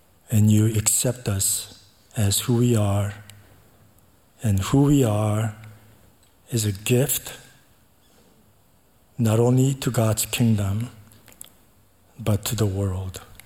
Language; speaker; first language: English; non-native, fluent; Korean